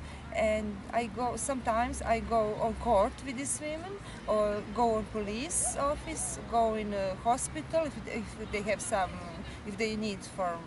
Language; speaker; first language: English; non-native, learner; Serbian